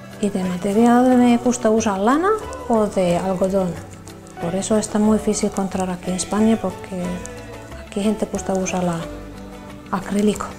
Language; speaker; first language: Spanish; non-native, learner; Finnish